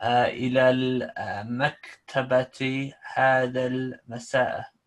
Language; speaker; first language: Arabic; non-native, learner; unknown